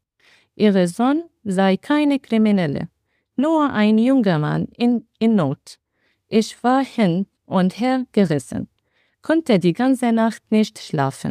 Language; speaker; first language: German; non-native, learner; Arabic